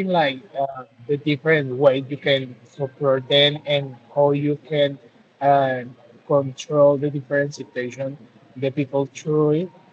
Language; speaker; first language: English; non-native, learner; Spanish